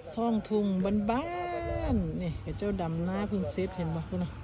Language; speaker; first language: Thai; native; Thai